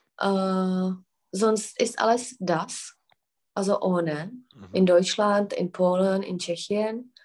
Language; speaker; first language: German; non-native, fluent; Czech